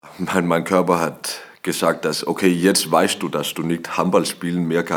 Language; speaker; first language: German; non-native, learner; Danish